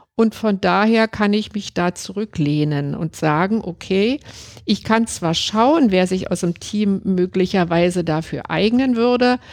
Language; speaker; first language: German; native; German